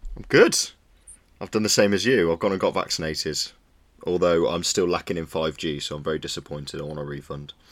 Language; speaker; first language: English; native; English